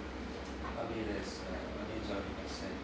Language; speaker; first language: Japanese; non-native, learner; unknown